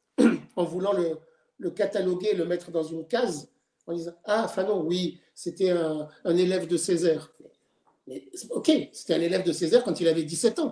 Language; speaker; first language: French; native; French